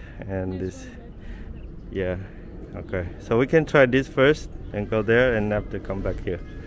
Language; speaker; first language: English; non-native, fluent; Chinese